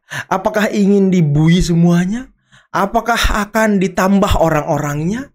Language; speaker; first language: Indonesian; native; Indonesian